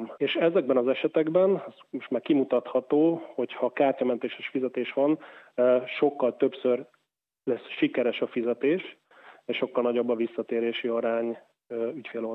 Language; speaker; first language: Hungarian; native; Hungarian